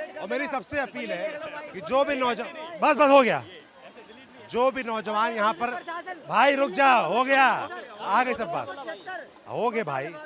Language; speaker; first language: Hindi; native; Hindi